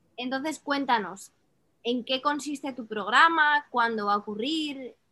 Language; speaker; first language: Spanish; native; Spanish